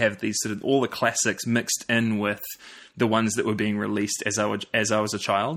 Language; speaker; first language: English; native; English